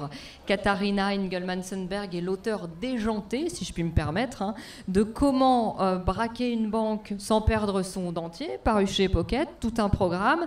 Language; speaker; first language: French; native; French